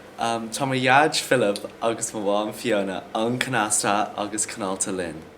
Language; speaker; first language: Irish; non-native, local second language; English